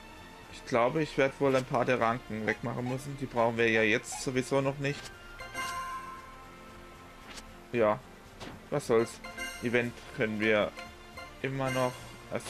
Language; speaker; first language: German; native; German